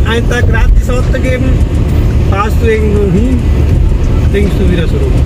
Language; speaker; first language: German; non-native, learner; Punjabi